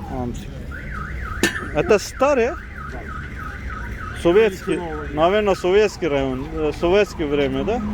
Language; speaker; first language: Russian; non-native, learner; Turkish